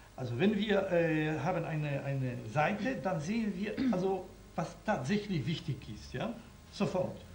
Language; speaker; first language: German; non-native, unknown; Polish